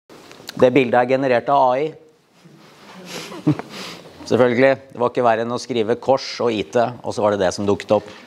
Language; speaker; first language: Norwegian; native; Norwegian